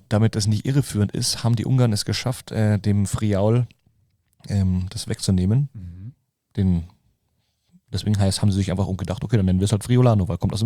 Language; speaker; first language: German; native; German